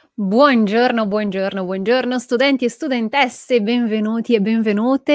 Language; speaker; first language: Portuguese; non-native, fluent; Italian